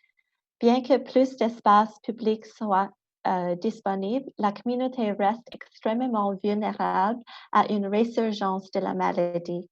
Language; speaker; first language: French; non-native, local second language; English